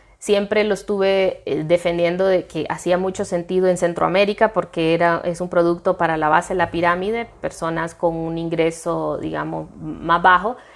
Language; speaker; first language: Spanish; native; Spanish